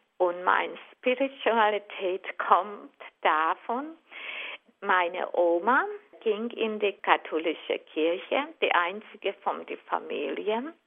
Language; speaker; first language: German; non-native, fluent; Hungarian